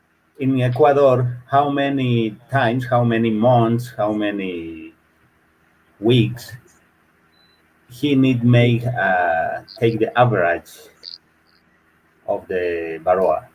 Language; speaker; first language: English; non-native, learner; Spanish